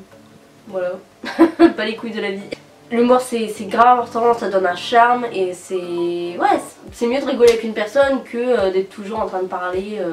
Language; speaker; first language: French; native; French